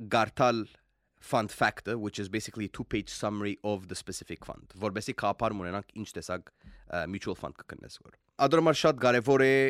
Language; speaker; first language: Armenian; early bilingual, heritage; Armenian